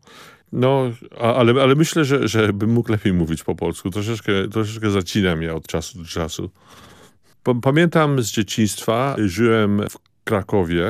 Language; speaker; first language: Polish; early bilingual, heritage; Polish